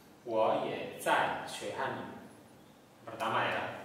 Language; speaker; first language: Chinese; non-native, fluent; Indonesian